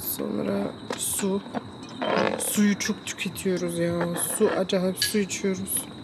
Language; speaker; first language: Turkish; early bilingual, heritage; Turkish